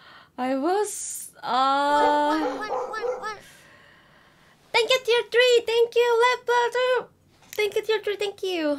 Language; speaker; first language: English; non-native, learner; Korean